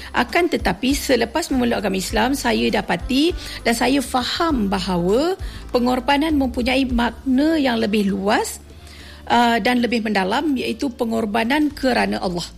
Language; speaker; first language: Malay; non-native, local second language; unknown